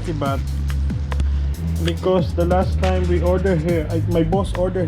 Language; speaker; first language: English; non-native, local second language; Filipino